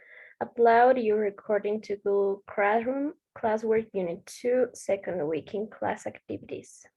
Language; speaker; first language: English; non-native, learner; Spanish